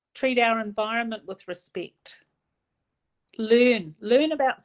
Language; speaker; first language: English; native; English